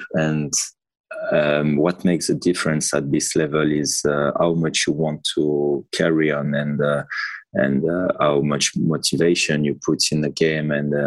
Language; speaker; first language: English; non-native, fluent; French